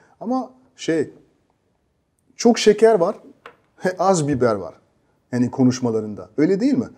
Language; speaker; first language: Turkish; non-native, fluent; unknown